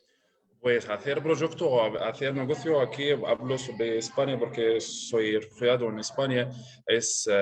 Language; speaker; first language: Spanish; non-native, learner; Arabic